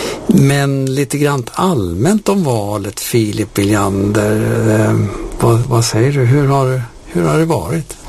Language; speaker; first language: Swedish; native; Swedish